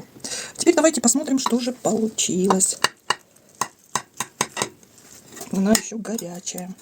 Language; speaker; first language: Russian; native; Russian